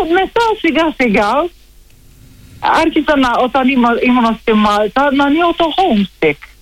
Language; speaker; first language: Greek; non-native, learner; Maltese